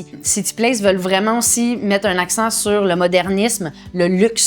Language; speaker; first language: French; native; French